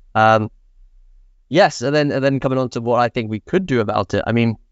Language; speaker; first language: English; native; English